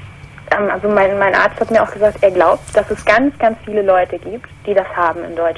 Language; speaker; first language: German; native; German